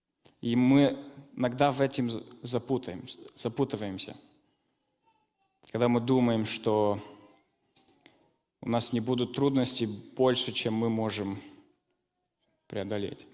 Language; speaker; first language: Russian; early bilingual, heritage; Russian